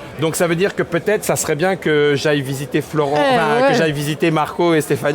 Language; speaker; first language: French; native; French